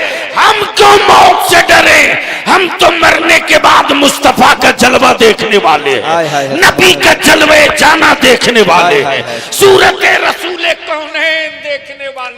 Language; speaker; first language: Hindi; native; Hindi